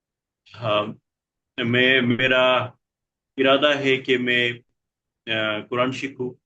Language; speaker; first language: Hindi; non-native, learner; Bangla